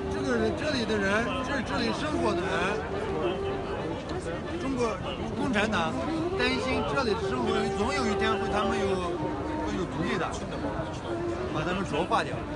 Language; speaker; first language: Chinese; non-native, local second language; Uyghur